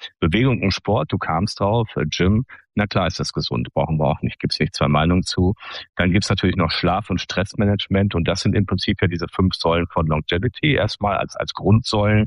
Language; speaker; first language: German; native; German